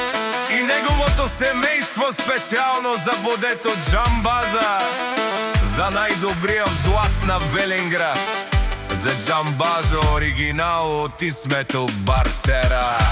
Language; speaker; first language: Bulgarian; non-native, local second language; Romany